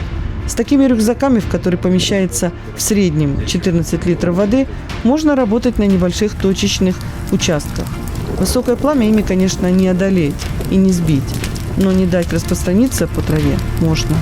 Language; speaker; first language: Russian; native; Russian